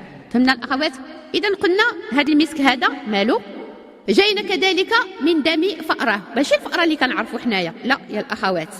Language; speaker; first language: Arabic; native; Arabic